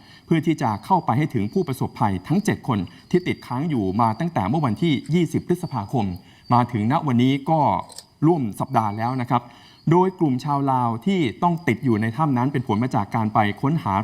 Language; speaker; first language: Thai; native; Thai